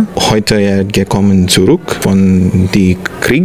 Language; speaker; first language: German; non-native, learner; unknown